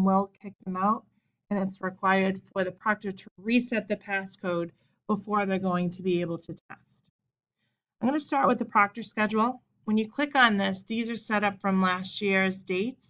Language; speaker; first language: English; native; English